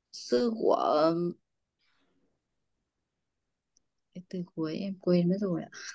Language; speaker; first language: Chinese; non-native, learner; Vietnamese